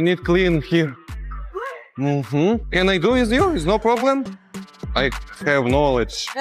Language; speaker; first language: English; non-native, learner; Russian